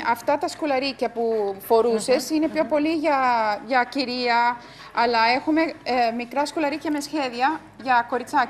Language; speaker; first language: Greek; non-native, fluent; Spanish